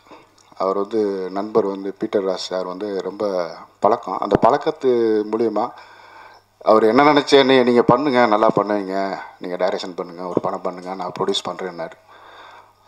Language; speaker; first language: Tamil; native; Tamil